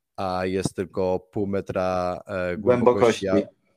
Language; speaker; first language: Polish; early bilingual, heritage; Spanish